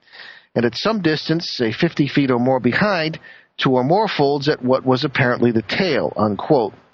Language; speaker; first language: English; native; English